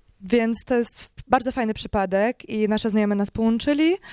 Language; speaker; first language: Polish; non-native, learner; Ukrainian